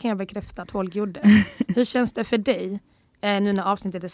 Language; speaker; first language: Swedish; early bilingual, other home language; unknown